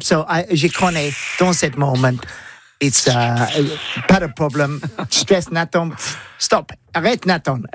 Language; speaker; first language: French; non-native, learner; English